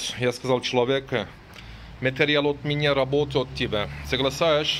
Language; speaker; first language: Russian; non-native, local second language; Turkish